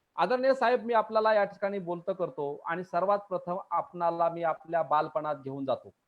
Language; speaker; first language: Marathi; native; Marathi